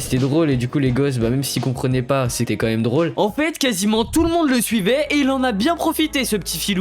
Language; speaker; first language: French; native; French